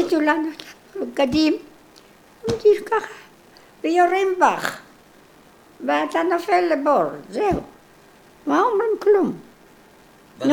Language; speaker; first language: Hebrew; non-native, local second language; Polish